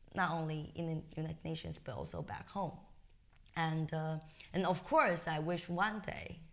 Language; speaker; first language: English; non-native, fluent; Chinese